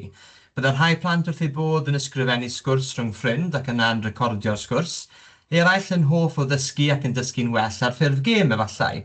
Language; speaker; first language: Welsh; native; Welsh